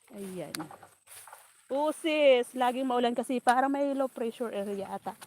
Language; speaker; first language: Filipino; non-native, local second language; Bikol